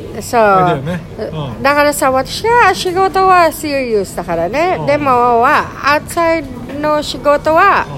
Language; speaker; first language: Japanese; non-native, learner; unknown